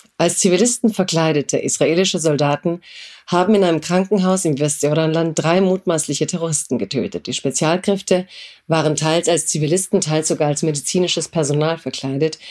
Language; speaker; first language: German; early bilingual, other home language; Croatian